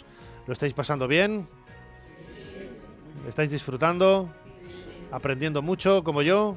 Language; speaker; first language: Spanish; native; Spanish